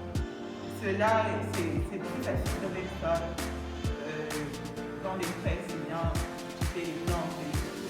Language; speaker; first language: French; non-native, local second language; Kinyarwanda